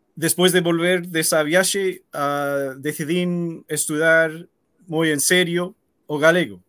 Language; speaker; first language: Galician; non-native, fluent; English